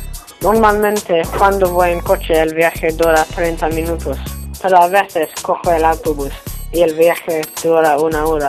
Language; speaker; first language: Spanish; non-native, learner; English